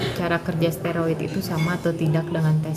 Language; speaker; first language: Indonesian; native; Indonesian